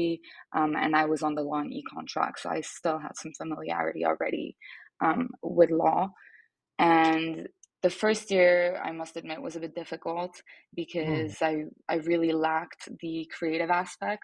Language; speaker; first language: English; non-native, fluent; French